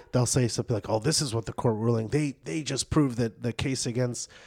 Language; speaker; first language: English; native; English